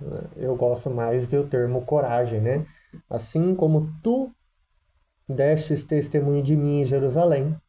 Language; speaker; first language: Portuguese; native; Portuguese